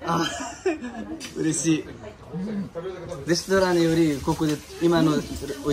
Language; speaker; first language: Japanese; non-native, learner; Nepali